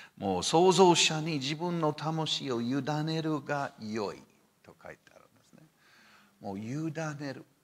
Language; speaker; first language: Japanese; non-native, fluent; English